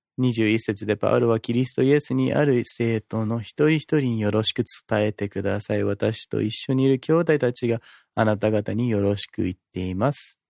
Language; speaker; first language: Japanese; non-native, fluent; English